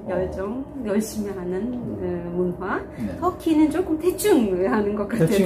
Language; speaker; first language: Korean; non-native, fluent; Turkish